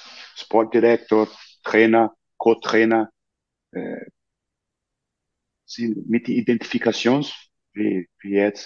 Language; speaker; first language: German; non-native, learner; Portuguese